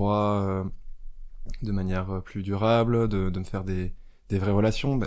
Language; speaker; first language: French; native; French